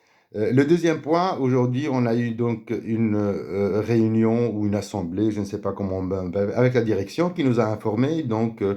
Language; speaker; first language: French; native; French